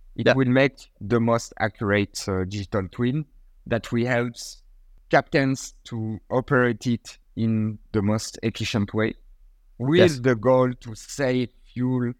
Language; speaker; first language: English; non-native, fluent; French